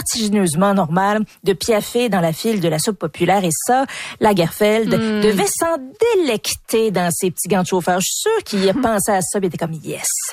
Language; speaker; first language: French; native; French